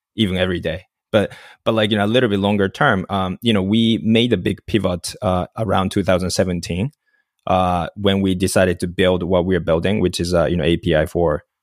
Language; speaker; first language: English; non-native, fluent; Japanese